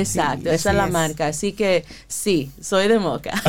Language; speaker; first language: Spanish; early bilingual, heritage; Spanish